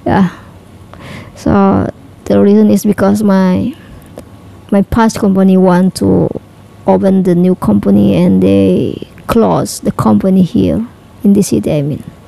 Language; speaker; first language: English; non-native, learner; Indonesian